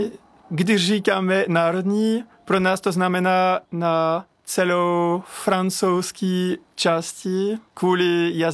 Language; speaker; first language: Czech; non-native, fluent; French